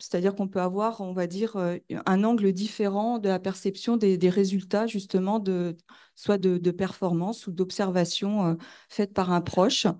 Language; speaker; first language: French; native; French